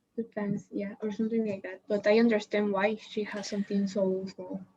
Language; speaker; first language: English; non-native, learner; Spanish